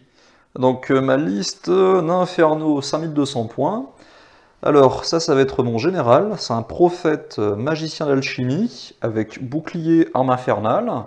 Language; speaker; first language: French; native; French